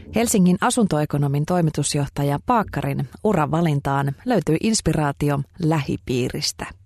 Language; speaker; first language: Finnish; native; Finnish